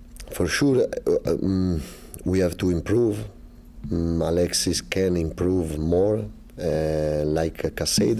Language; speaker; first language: English; non-native, learner; Italian